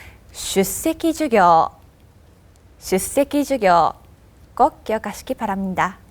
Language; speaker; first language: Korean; non-native, fluent; Japanese